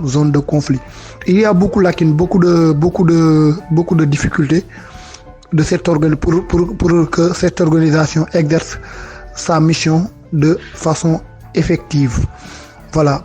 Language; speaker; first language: French; non-native, local second language; Wolof